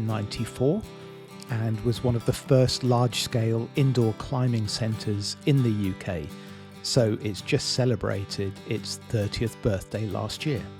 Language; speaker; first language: English; native; English